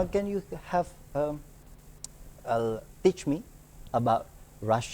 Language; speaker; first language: English; non-native, learner; Indonesian